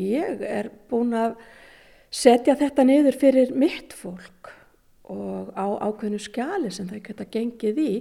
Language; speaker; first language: Icelandic; native; Icelandic